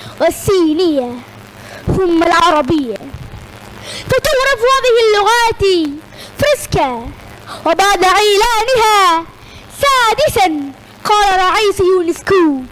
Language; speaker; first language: Arabic; non-native, learner; Malayalam